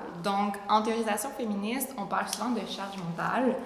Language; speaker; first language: French; native; French